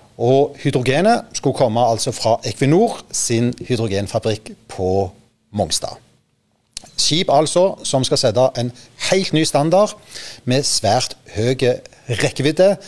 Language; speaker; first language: Norwegian; native; Norwegian